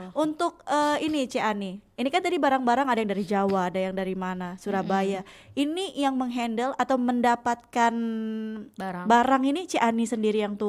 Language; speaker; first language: Indonesian; native; Indonesian